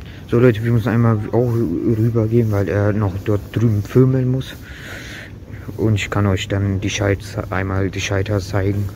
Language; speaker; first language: German; early bilingual, other home language; Turkish